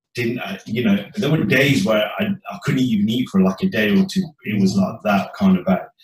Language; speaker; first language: English; native; English